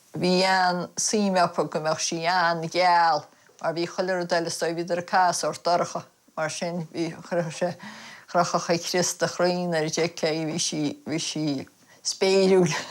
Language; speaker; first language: Irish; native; Irish